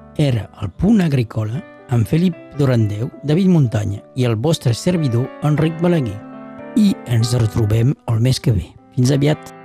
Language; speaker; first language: Catalan; native; Catalan